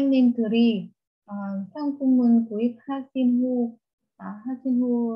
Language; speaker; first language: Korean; non-native, learner; Vietnamese